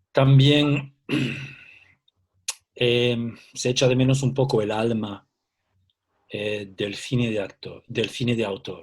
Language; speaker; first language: Spanish; early bilingual, heritage; Spanish